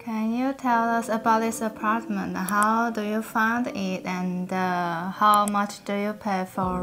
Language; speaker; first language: English; non-native, learner; Chinese